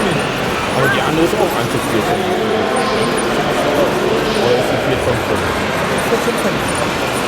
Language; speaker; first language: German; native; German